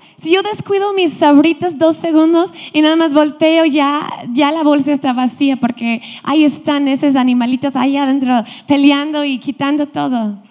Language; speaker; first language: Spanish; non-native, fluent; English